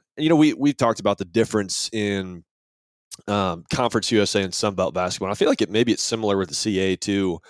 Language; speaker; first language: English; native; English